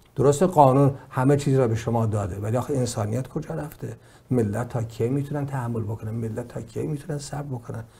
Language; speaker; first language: Persian; native; Persian